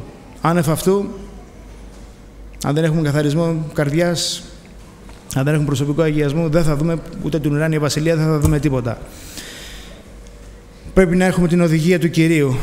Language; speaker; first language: Greek; native; Greek